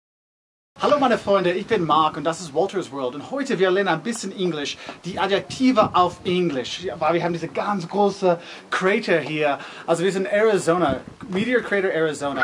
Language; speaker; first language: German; non-native, learner; English